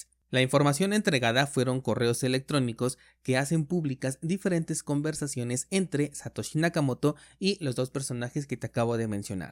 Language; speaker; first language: Spanish; native; Spanish